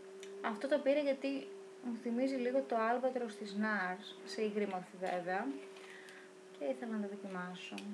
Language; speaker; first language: Greek; native; Greek